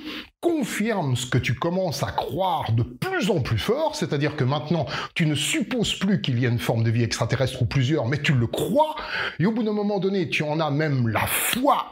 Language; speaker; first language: French; native; French